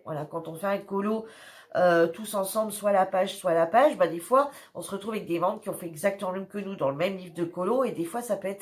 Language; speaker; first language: French; native; French